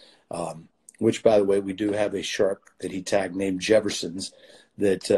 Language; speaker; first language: English; native; English